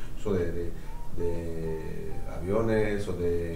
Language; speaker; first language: Spanish; non-native, fluent; French